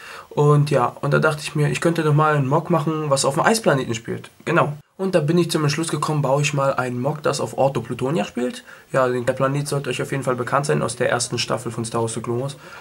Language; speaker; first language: German; native; German